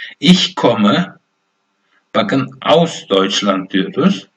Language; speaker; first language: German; non-native, fluent; Turkish